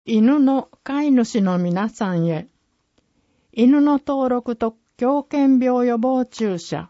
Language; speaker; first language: Japanese; native; Japanese